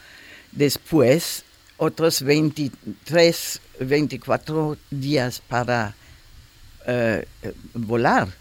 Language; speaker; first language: Spanish; non-native, learner; German